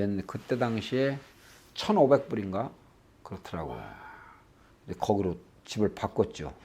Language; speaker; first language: Korean; native; Korean